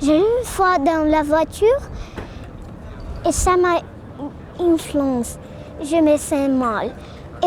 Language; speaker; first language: French; non-native, learner; Russian